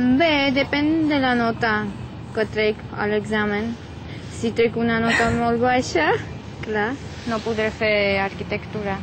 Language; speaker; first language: Catalan; non-native, learner; Armenian